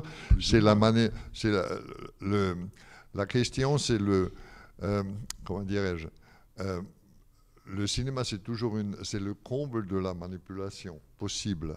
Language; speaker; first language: French; non-native, fluent; German